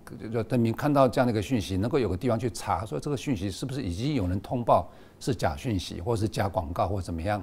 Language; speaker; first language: Chinese; native; Chinese